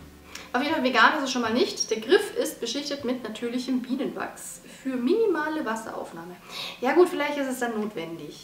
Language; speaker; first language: German; native; German